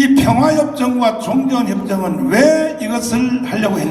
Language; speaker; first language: Korean; native; Korean